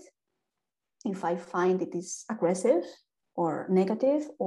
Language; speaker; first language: English; non-native, fluent; Spanish